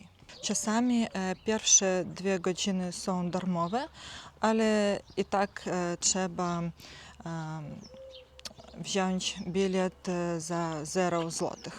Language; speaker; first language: Polish; non-native, fluent; Ukrainian